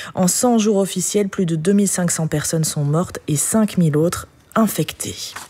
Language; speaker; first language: French; native; French